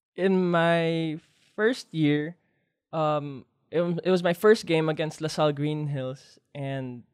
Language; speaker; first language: English; non-native, local second language; Filipino